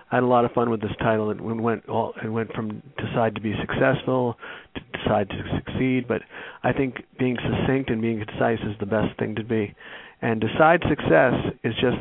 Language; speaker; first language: English; native; English